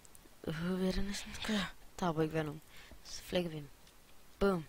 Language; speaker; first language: Danish; native; Danish